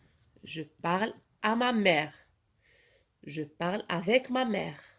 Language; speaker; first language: French; non-native, local second language; Arabic